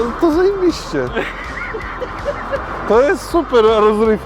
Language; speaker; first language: Polish; non-native, fluent; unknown